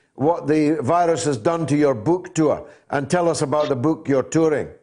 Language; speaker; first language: English; native; English